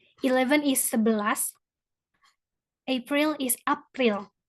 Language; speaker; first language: English; non-native, fluent; Indonesian